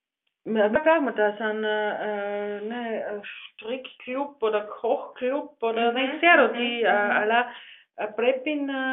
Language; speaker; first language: Greek; non-native, learner; German